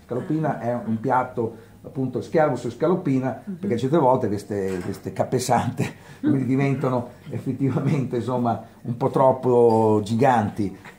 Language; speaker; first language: Italian; native; Italian